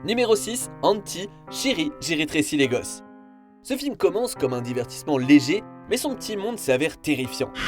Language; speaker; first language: French; native; French